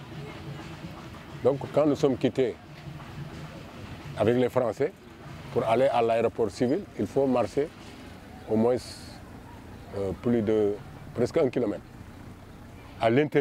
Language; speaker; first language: French; non-native, local second language; Wolof